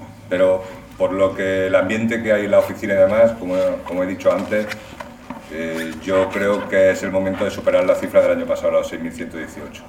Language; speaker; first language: Spanish; native; Spanish